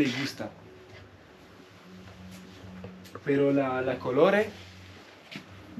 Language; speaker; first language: Spanish; non-native, learner; French